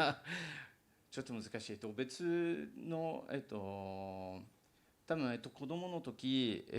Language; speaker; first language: Japanese; non-native, learner; English